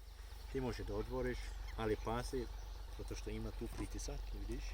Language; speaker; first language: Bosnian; non-native, learner; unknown